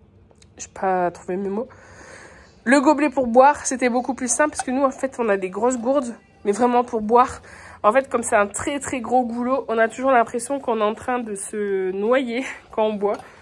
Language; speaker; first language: French; native; French